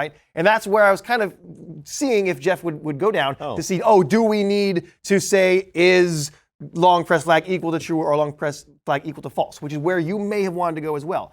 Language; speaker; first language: English; native; English